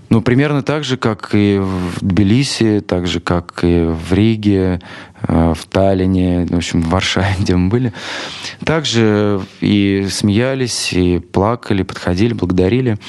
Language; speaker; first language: Russian; native; Russian